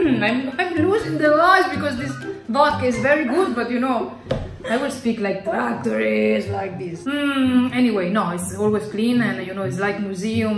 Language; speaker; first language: English; non-native, fluent; Italian